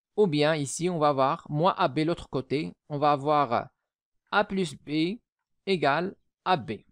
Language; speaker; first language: French; non-native, local second language; Arabic